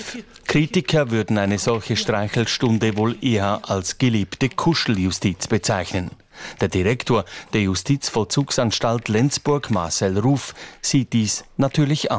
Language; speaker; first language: German; native; German